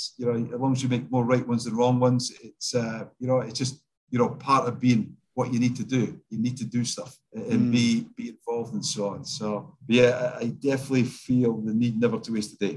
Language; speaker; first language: English; native; English